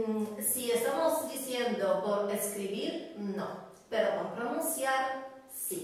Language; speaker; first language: Spanish; non-native, fluent; Polish